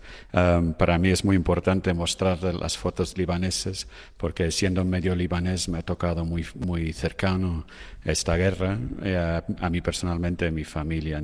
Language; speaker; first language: Spanish; non-native, fluent; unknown